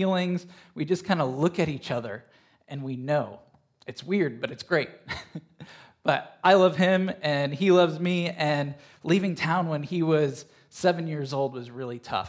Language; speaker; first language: English; native; English